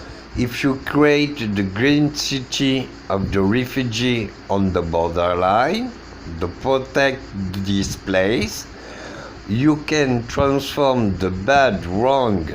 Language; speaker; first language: English; non-native, learner; French